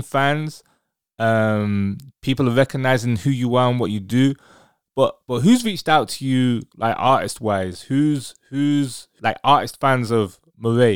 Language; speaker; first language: English; native; English